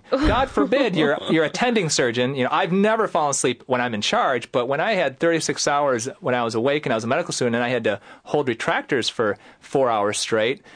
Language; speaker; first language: English; native; English